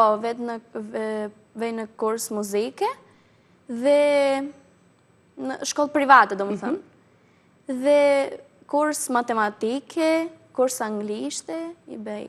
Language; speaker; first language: Albanian; early bilingual, heritage; Albanian